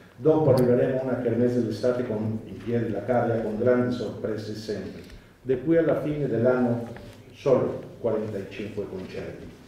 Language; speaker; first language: Italian; non-native, fluent; Spanish